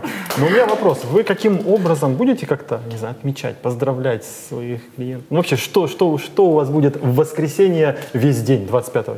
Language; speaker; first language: Russian; native; Russian